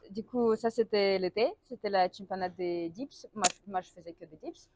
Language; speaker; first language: French; non-native, learner; Russian